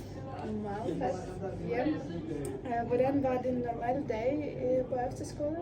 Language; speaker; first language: Danish; non-native, learner; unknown